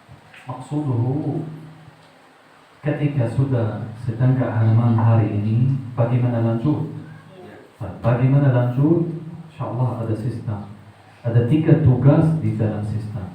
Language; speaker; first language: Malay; non-native, learner; Arabic